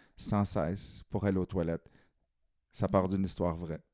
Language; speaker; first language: French; native; French